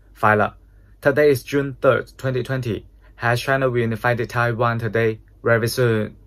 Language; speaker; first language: English; non-native, fluent; Chinese